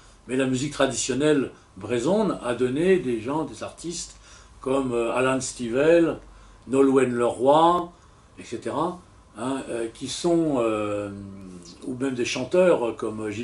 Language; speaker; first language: French; native; French